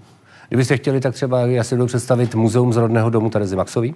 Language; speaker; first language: Czech; native; Czech